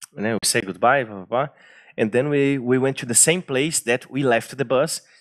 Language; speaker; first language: English; non-native, fluent; Portuguese